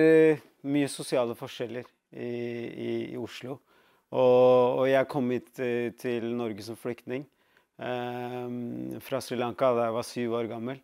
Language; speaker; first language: Norwegian; early bilingual, other home language; Tamil